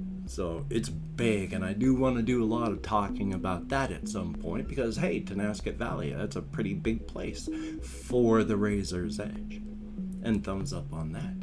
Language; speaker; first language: English; native; English